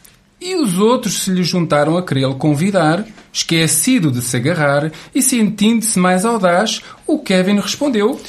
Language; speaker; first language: Portuguese; native; Portuguese